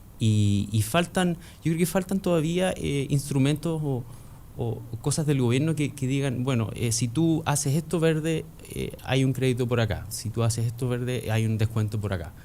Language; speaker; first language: Spanish; early bilingual, other home language; English